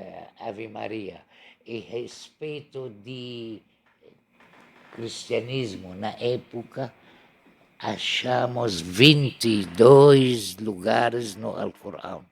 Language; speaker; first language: Portuguese; non-native, learner; Arabic